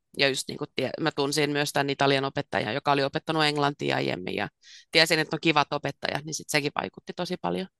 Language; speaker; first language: Finnish; native; Finnish